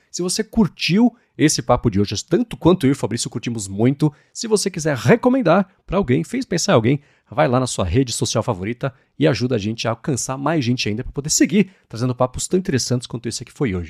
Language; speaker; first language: Portuguese; native; Portuguese